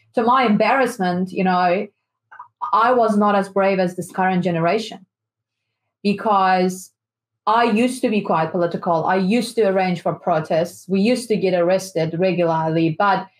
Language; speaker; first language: English; non-native, fluent; Persian